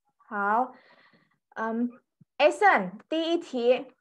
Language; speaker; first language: Chinese; non-native, fluent; Indonesian